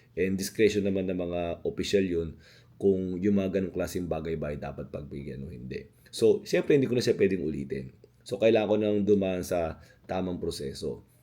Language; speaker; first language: Filipino; native; Filipino